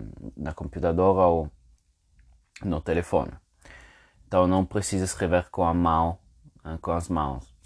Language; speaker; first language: Portuguese; non-native, fluent; Spanish